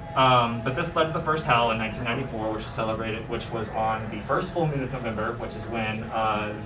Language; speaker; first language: English; native; English